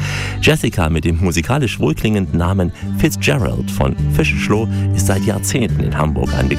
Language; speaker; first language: German; native; German